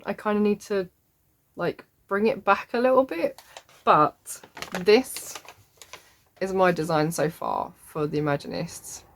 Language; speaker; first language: English; native; English